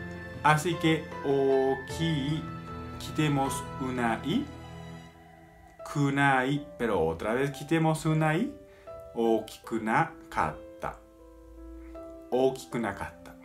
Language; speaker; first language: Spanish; non-native, fluent; Japanese